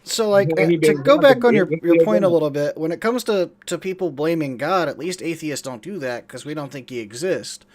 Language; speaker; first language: English; native; English